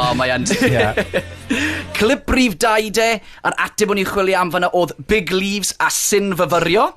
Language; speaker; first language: Welsh; native; Welsh